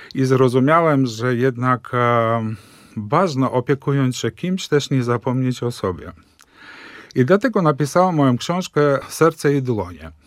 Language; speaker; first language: Polish; early bilingual, heritage; Polish